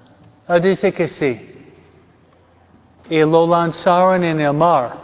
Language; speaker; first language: Spanish; non-native, fluent; English